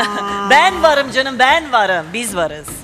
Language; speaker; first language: Turkish; non-native, fluent; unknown